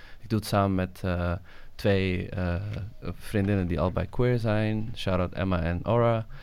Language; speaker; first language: Dutch; early bilingual, other home language; Somali